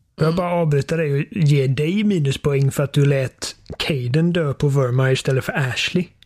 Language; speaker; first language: Swedish; native; Swedish